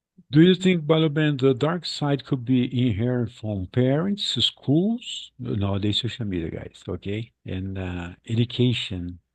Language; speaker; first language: English; non-native, fluent; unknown